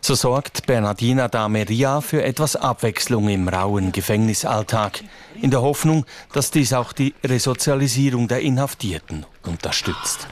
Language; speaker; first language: German; native; German